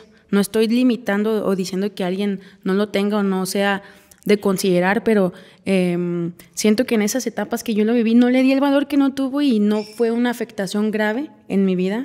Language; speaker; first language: Spanish; native; Spanish